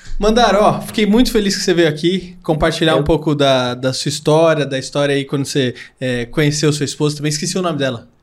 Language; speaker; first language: Portuguese; native; Portuguese